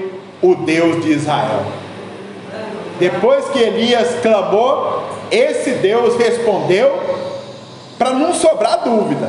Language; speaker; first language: Portuguese; native; Portuguese